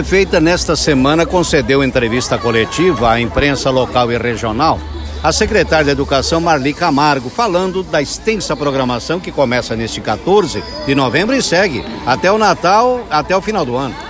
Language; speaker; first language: Portuguese; native; Portuguese